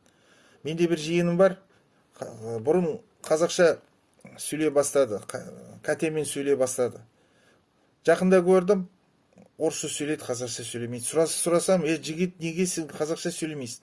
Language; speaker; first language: Kazakh; non-native, local second language; Russian